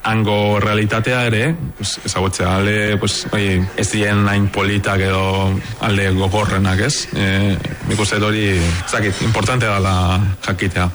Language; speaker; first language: Basque; non-native, fluent; Spanish